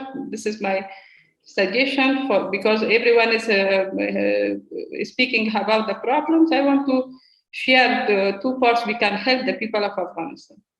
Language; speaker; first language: English; non-native, learner; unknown